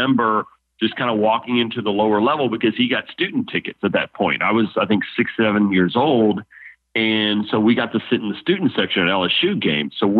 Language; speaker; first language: English; native; English